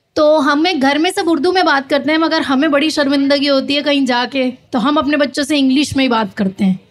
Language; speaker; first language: Hindi; native; Hindi